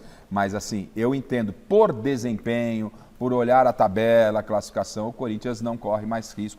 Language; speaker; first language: Portuguese; native; Portuguese